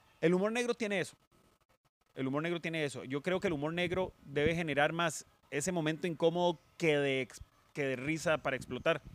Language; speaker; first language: Spanish; native; Spanish